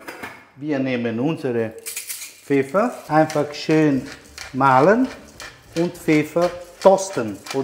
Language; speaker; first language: German; non-native, fluent; Italian